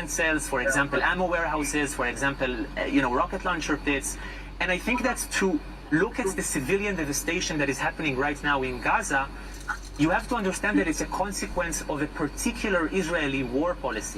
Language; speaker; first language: English; non-native, fluent; Hebrew